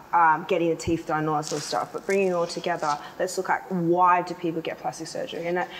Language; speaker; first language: English; native; English